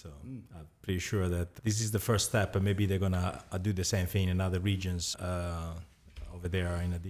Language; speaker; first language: English; non-native, fluent; Italian